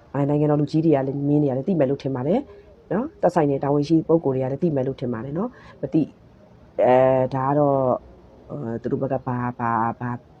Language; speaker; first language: Burmese; native; Burmese